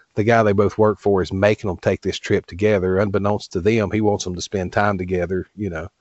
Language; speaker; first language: English; native; English